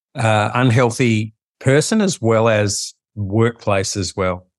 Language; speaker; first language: English; native; English